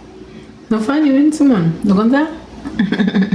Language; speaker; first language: French; non-native, learner; Haitian Creole